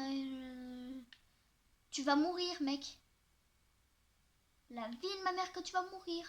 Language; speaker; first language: French; native; French